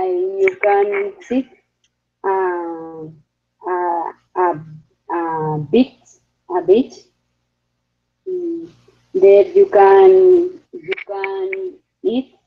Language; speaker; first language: English; non-native, learner; Spanish